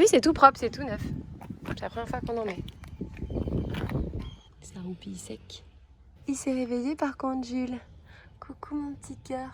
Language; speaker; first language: French; native; French